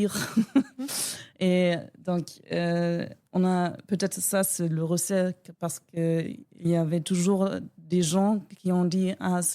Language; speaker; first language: French; non-native, learner; German